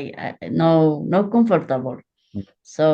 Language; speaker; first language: English; non-native, learner; Spanish